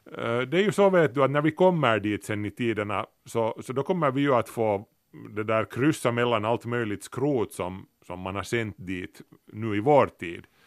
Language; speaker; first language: Swedish; native; Swedish